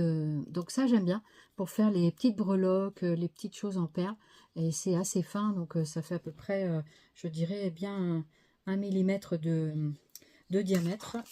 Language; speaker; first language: French; native; French